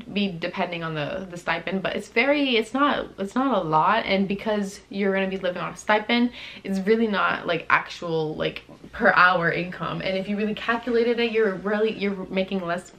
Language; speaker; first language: English; native; English